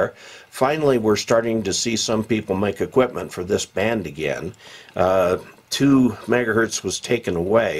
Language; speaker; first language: English; native; English